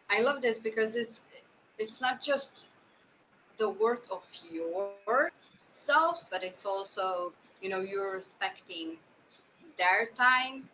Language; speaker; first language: English; non-native, fluent; Slovenian